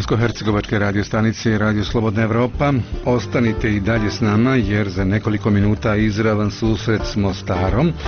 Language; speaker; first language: Croatian; native; Croatian